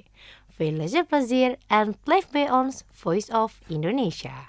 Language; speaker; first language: Dutch; non-native, learner; Indonesian